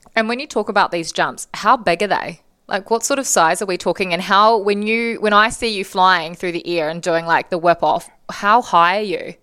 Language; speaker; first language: English; native; English